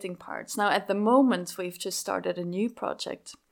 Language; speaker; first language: English; non-native, fluent; Swiss German